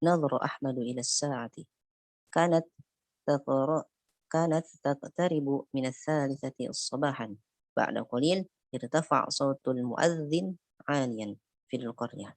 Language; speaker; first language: Arabic; non-native, learner; Indonesian